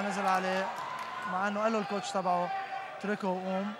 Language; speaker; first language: Arabic; native; Arabic